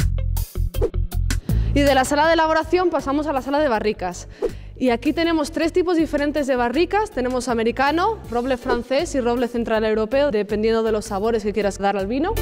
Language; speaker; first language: Spanish; native; Spanish